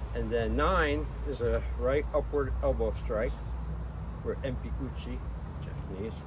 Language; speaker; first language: English; native; English